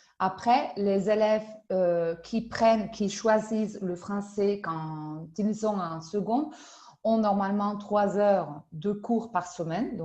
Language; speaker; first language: French; non-native, fluent; Spanish